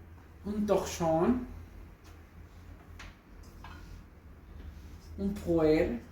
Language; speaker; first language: French; non-native, learner; Spanish